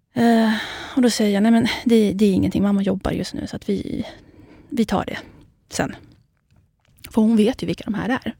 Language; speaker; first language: Swedish; early bilingual, other home language; Kurdish